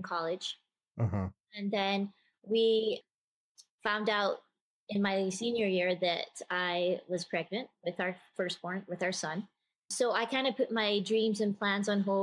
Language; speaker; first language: English; native; English